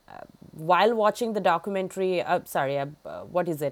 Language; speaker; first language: English; non-native, local second language; Bangla